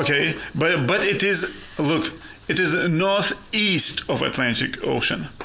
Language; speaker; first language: English; non-native, fluent; Russian